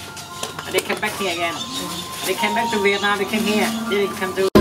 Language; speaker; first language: English; non-native, learner; Vietnamese